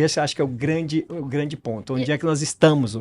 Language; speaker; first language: Portuguese; native; Portuguese